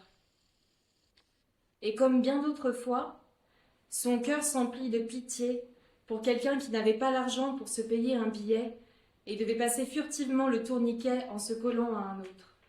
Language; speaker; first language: French; native; French